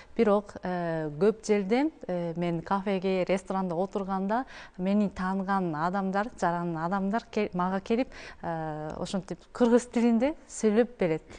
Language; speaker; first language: Kyrgyz; non-native, learner; Japanese